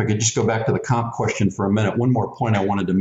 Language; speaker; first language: English; native; English